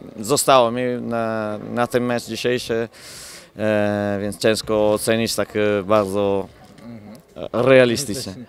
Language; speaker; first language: Polish; non-native, learner; Italian